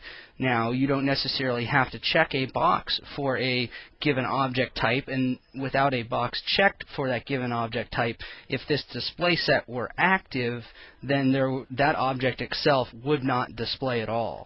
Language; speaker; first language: English; native; English